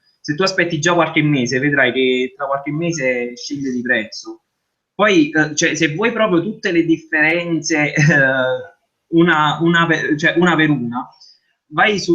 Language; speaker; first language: Italian; native; Italian